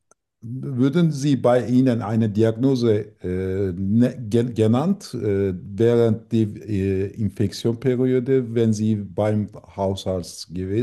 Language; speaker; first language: German; non-native, learner; Turkish